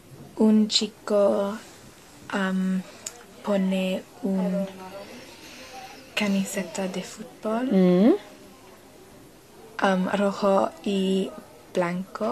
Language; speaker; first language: Spanish; non-native, learner; English